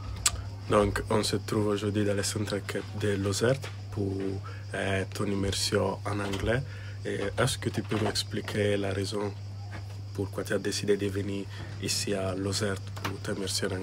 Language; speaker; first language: French; non-native, fluent; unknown